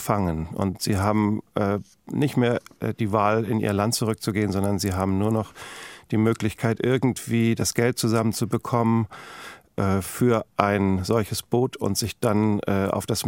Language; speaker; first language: German; native; German